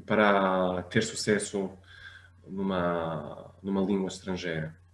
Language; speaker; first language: Portuguese; non-native, fluent; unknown